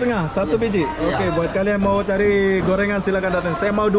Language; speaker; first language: Malay; native; Malay